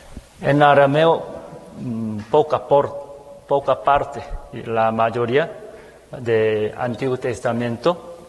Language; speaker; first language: Spanish; non-native, fluent; Korean